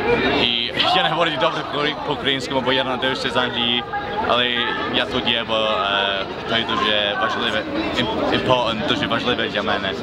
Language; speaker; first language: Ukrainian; early bilingual, heritage; English